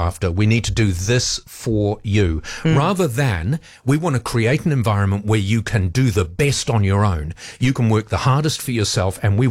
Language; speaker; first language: English; native; English